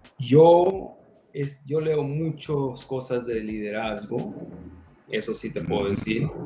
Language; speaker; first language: Spanish; early bilingual, heritage; Spanish